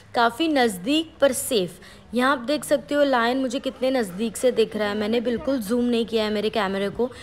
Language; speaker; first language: Hindi; non-native, local second language; Gujarati